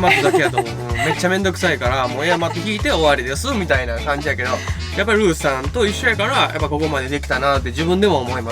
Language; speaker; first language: Japanese; native; Japanese